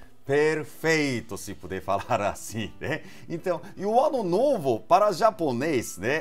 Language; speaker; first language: Portuguese; non-native, fluent; Japanese